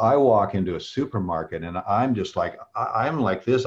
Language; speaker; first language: English; native; English